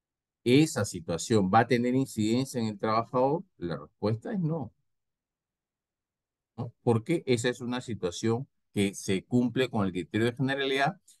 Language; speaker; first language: Spanish; native; Spanish